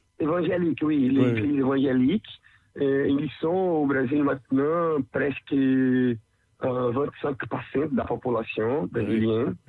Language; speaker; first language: French; non-native, learner; Portuguese